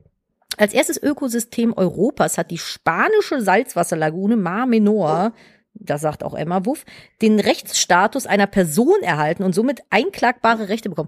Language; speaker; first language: German; native; German